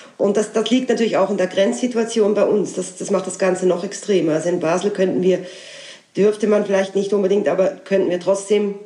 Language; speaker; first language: German; native; German